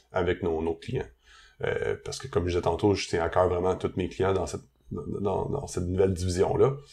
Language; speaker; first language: French; native; French